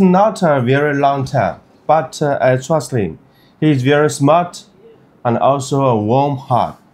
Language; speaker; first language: English; non-native, learner; Chinese